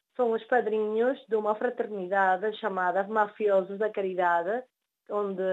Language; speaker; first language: Portuguese; early bilingual, heritage; Spanish